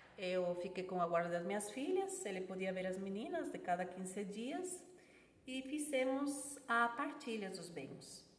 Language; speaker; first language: Portuguese; non-native, fluent; Spanish